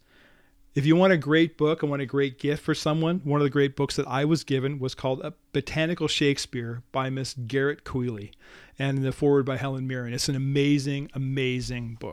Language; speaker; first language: English; native; English